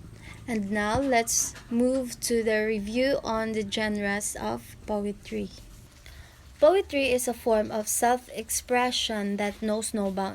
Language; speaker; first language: English; non-native, fluent; Filipino